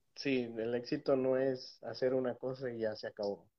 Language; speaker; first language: Spanish; native; Spanish